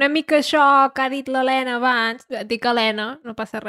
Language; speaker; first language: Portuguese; non-native, learner; Catalan